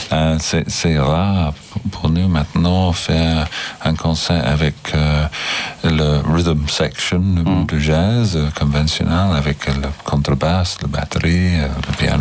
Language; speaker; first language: French; non-native, fluent; English